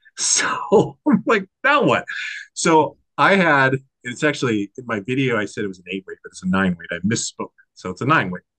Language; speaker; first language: English; native; English